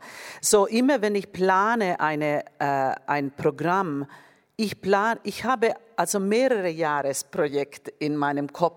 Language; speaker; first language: German; non-native, fluent; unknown